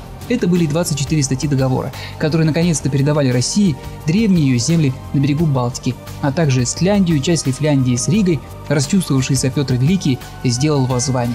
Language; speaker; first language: Russian; native; Russian